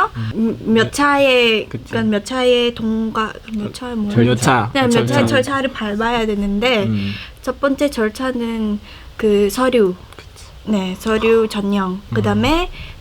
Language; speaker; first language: Korean; non-native, fluent; Khmer